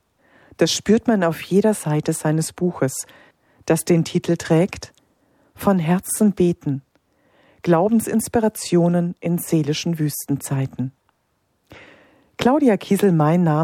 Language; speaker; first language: German; native; German